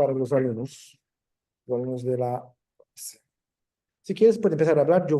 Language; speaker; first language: Spanish; non-native, fluent; Portuguese